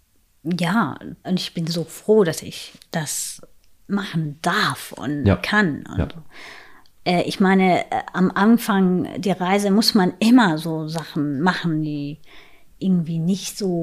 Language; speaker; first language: German; non-native, fluent; Arabic